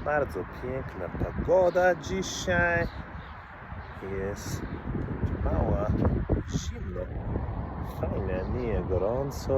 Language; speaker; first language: Polish; non-native, learner; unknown